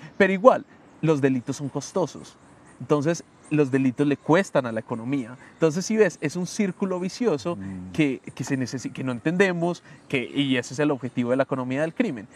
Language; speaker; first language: Spanish; native; Spanish